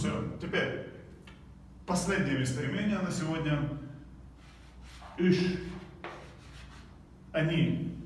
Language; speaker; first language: Russian; non-native, local second language; Chechen